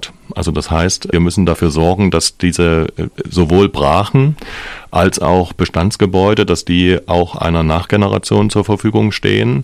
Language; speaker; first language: German; native; German